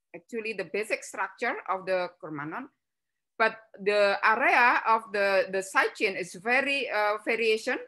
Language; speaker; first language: English; non-native, fluent; Javanese